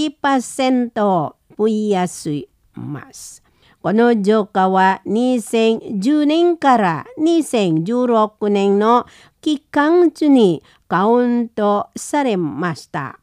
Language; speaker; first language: Japanese; non-native, fluent; Indonesian